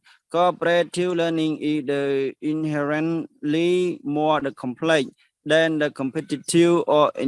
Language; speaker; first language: English; non-native, learner; Khmer